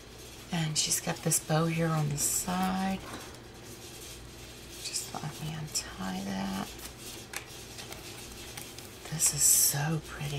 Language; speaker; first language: English; native; English